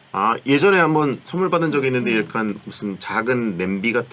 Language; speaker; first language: Korean; native; Korean